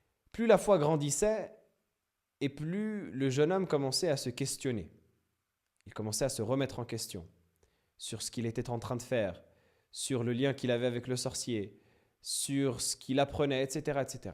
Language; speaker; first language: French; native; French